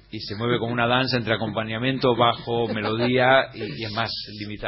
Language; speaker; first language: Spanish; native; Spanish